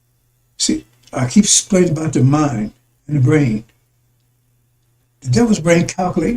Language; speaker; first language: English; native; English